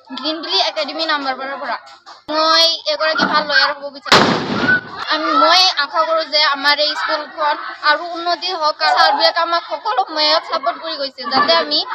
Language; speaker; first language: Assamese; non-native, local second language; Bangla